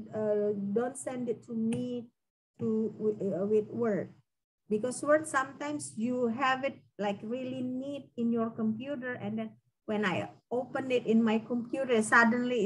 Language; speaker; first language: English; non-native, fluent; Indonesian